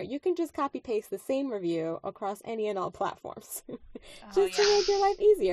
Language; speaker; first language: English; non-native, fluent; Spanish